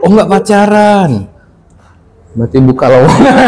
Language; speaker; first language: Indonesian; native; Indonesian